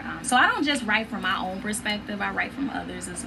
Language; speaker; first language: English; native; English